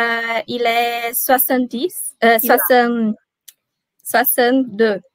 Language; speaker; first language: French; non-native, learner; Portuguese